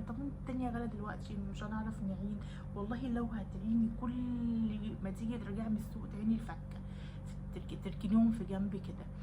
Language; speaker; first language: Arabic; native; Arabic